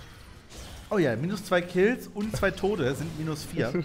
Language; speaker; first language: German; native; German